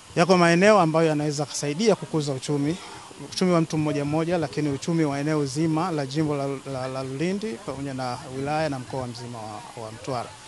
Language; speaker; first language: Swahili; native; Swahili